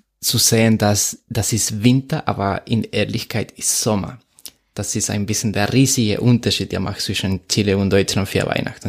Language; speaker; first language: German; non-native, fluent; Spanish